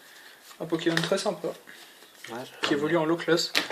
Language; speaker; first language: French; native; French